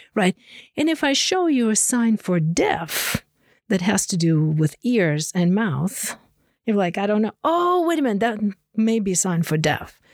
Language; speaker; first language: English; non-native, fluent; Ukrainian